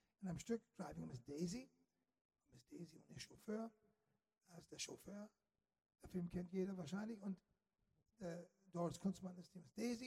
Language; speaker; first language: German; non-native, fluent; English